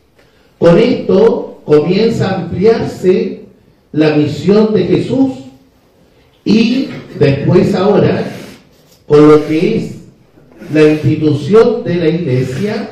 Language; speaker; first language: Spanish; native; Spanish